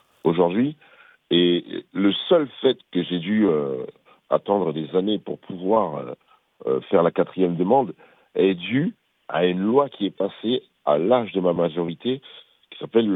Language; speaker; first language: French; early bilingual, other home language; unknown